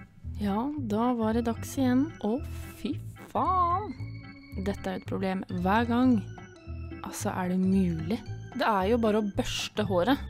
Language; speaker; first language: Norwegian; native; Norwegian